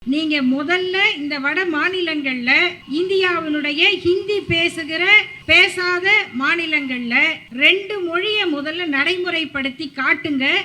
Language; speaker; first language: Tamil; native; Tamil